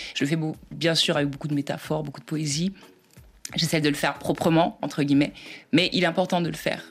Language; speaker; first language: French; native; French